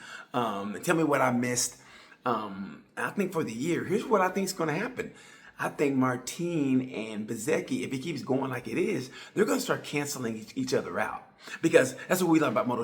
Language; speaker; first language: English; native; English